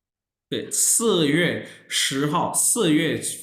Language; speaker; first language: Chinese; non-native, fluent; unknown